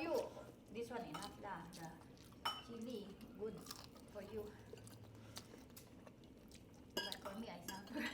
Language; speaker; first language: English; non-native, local second language; Filipino